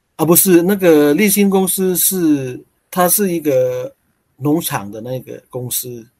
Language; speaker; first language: Chinese; non-native, learner; Thai